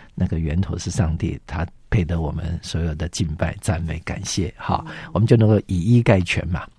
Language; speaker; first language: Chinese; native; Chinese